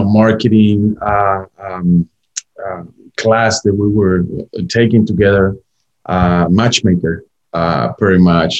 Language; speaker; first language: English; non-native, fluent; Spanish